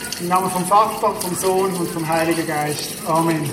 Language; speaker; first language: German; native; German